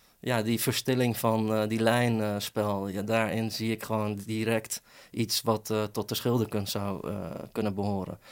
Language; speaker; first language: Dutch; early bilingual, other home language; Persian